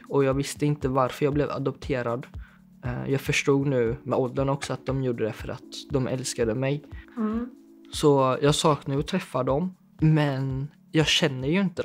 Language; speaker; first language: Swedish; early bilingual, other home language; Chinese